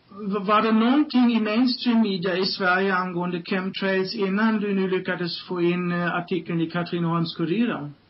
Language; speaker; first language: Swedish; non-native, fluent; German